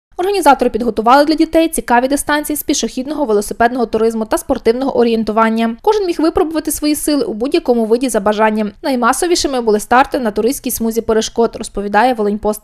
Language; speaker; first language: Ukrainian; native; Ukrainian